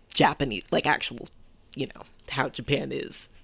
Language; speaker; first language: English; early bilingual, other home language; Japanese